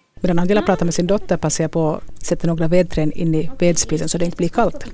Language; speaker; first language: Swedish; native; Swedish